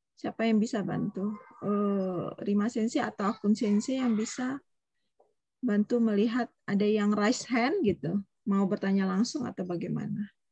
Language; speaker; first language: Indonesian; native; Indonesian